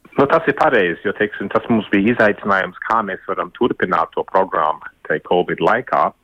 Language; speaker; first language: Latvian; early bilingual, heritage; Latvian